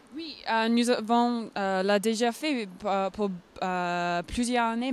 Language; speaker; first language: French; non-native, fluent; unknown